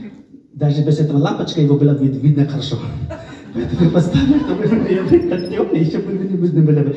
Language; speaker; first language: Russian; non-native, fluent; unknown